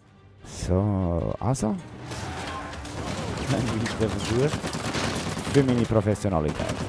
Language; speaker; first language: German; native; German